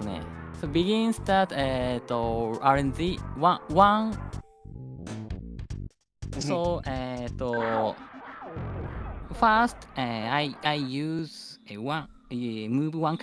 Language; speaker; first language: English; non-native, learner; Japanese